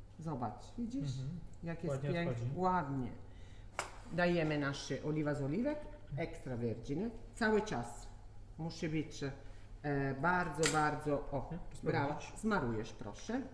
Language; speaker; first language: Polish; non-native, learner; Italian